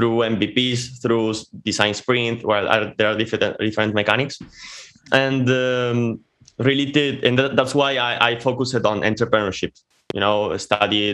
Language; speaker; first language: English; non-native, fluent; Spanish